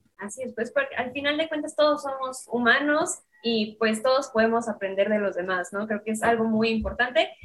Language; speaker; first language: Spanish; native; Spanish